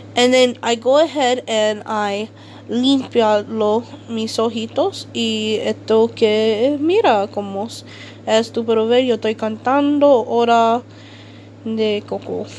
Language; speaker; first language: Spanish; early bilingual, heritage; Spanish